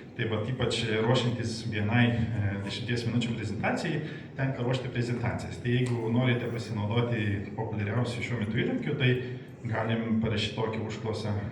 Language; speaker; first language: Lithuanian; non-native, local second language; Polish